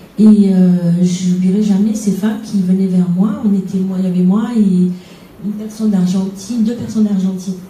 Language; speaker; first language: French; non-native, local second language; Arabic